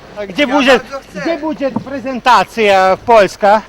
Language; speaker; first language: Polish; non-native, learner; Latvian